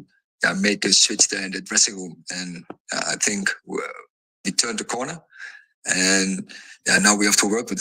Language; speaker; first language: English; non-native, fluent; Dutch